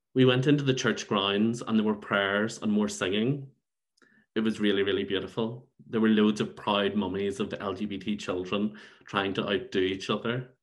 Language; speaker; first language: English; native; English